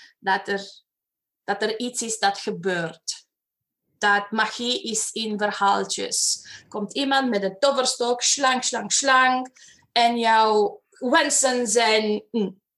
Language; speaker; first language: Dutch; non-native, fluent; Romanian